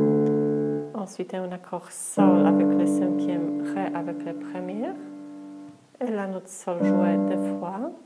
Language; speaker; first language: French; non-native, fluent; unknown